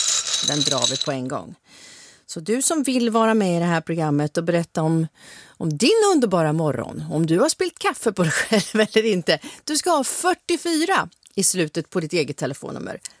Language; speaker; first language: Swedish; native; Swedish